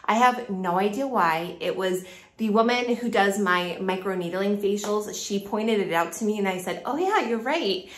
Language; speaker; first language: English; native; English